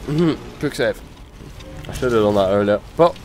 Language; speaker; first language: English; non-native, fluent; Norwegian